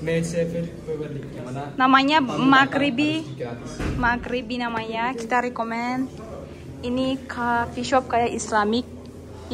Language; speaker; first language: Indonesian; non-native, learner; Turkish